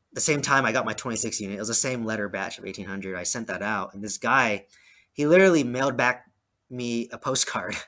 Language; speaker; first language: English; native; English